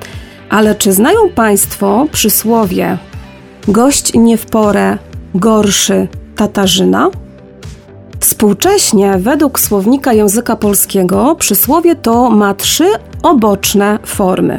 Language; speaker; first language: Polish; native; Polish